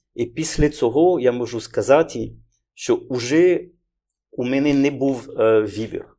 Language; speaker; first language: Ukrainian; non-native, learner; French